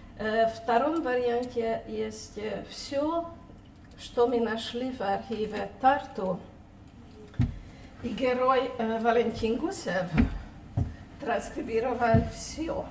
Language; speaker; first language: Russian; non-native, fluent; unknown